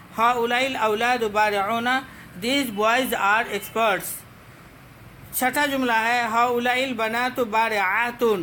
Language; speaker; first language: Urdu; native; Urdu